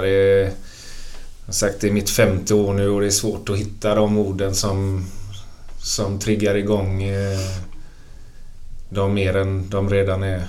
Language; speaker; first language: Swedish; native; Swedish